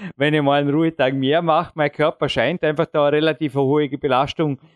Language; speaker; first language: German; native; German